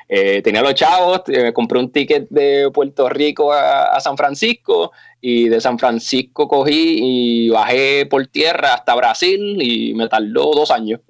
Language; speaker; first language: Spanish; native; Spanish